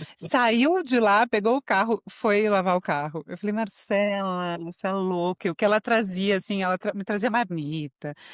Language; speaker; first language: Portuguese; native; Portuguese